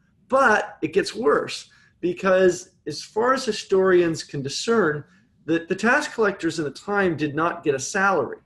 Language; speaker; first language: English; native; English